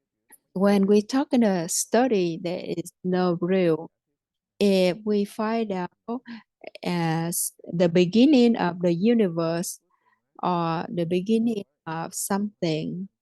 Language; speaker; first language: English; non-native, fluent; Vietnamese